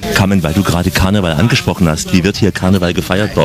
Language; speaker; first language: German; native; German